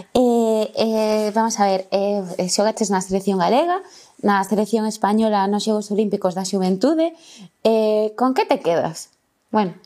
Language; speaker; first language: Galician; non-native, local second language; Spanish